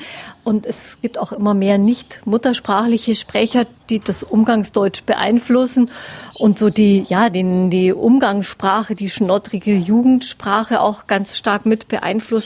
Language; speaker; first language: German; native; German